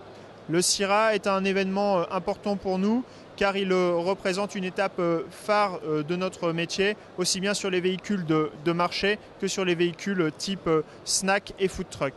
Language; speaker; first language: French; native; French